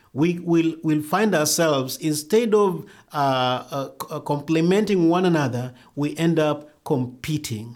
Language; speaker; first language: English; non-native, local second language; Luo (Kenya and Tanzania)